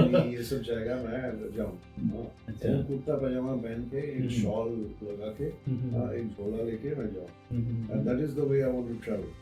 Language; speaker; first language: Hindi; non-native, local second language; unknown